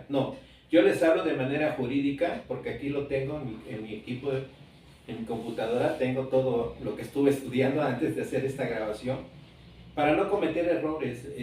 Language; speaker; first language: Spanish; native; Spanish